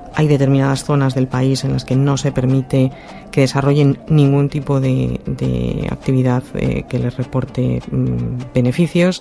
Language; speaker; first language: Spanish; native; Spanish